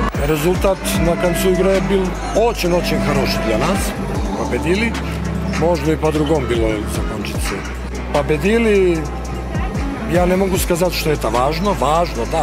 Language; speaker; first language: Russian; non-native, fluent; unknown